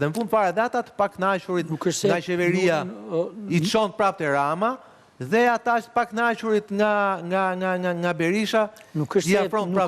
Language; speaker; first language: Albanian; native; Albanian